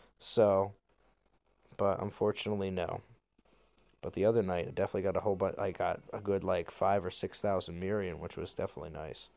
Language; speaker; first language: English; native; English